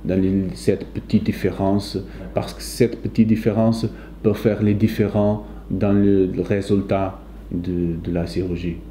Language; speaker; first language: French; non-native, fluent; Portuguese